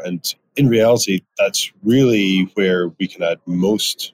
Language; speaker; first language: English; native; English